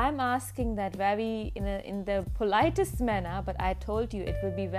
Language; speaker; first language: English; non-native, fluent; German